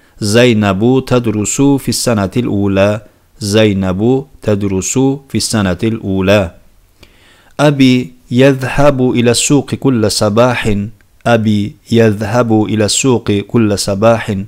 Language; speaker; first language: Arabic; non-native, fluent; Turkish